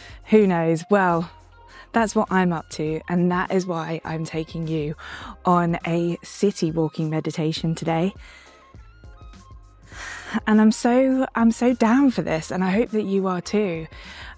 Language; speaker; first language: English; native; English